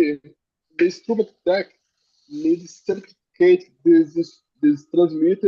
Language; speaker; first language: English; non-native, learner; Portuguese